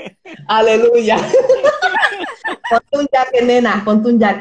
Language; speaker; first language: Spanish; native; Spanish